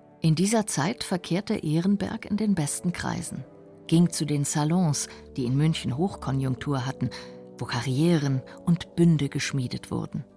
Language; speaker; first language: German; native; German